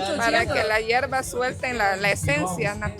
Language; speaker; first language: Spanish; native; Spanish